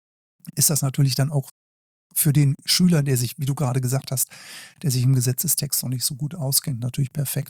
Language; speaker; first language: German; native; German